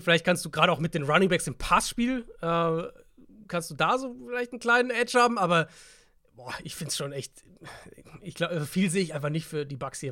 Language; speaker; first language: German; native; German